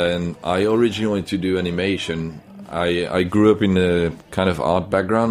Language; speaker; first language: English; non-native, fluent; French